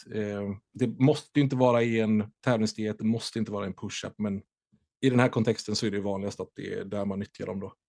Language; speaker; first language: Swedish; native; Swedish